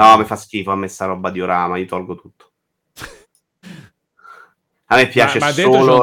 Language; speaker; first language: Italian; native; Italian